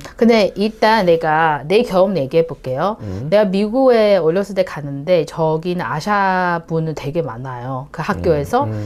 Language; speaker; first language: Korean; non-native, learner; Chinese